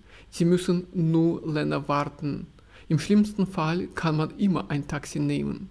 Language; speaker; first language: German; non-native, fluent; Russian